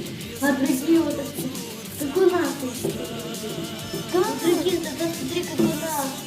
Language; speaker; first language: Russian; non-native, local second language; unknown